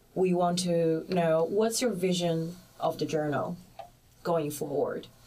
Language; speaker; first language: English; early bilingual, other home language; Chinese